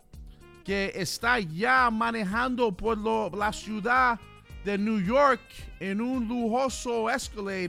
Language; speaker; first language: Spanish; early bilingual, heritage; Spanish